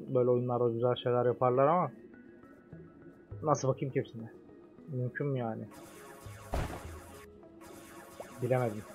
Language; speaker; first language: Turkish; native; Turkish